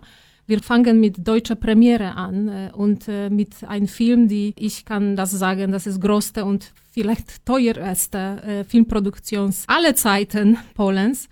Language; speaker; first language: German; non-native, learner; Polish